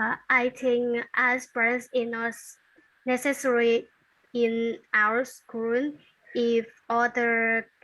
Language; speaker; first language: English; non-native, learner; Vietnamese